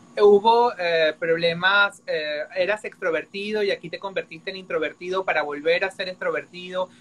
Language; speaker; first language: Spanish; native; Spanish